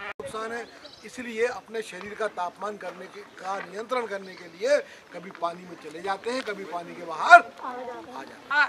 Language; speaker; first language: Hindi; native; Hindi